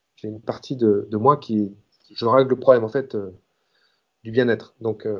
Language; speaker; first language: French; native; French